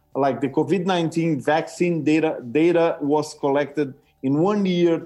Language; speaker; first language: English; non-native, fluent; Portuguese